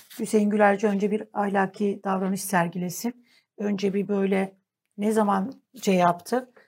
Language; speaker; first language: Turkish; native; Turkish